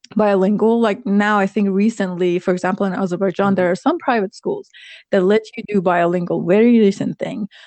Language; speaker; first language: English; non-native, fluent; Persian